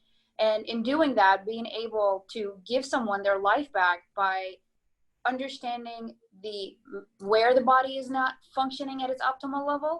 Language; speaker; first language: English; non-native, fluent; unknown